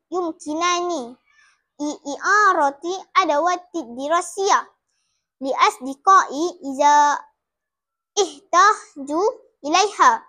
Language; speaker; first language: Arabic; non-native, learner; Malay